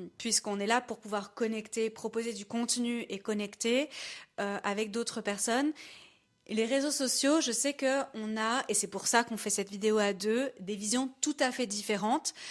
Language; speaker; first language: French; native; French